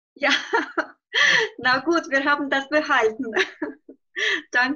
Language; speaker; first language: German; non-native, fluent; Russian